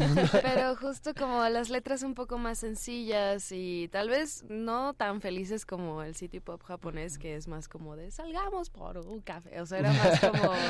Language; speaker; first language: Spanish; native; Spanish